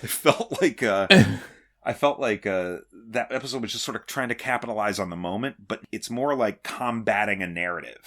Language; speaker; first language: English; native; English